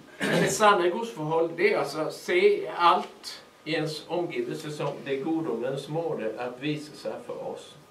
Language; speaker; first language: Swedish; native; Swedish